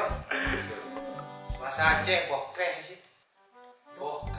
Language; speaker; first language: Indonesian; non-native, local second language; Achinese